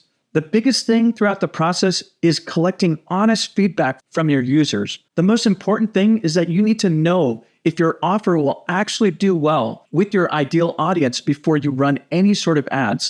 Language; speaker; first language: English; native; English